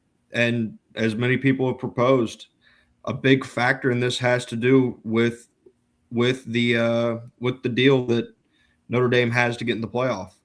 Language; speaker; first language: English; native; English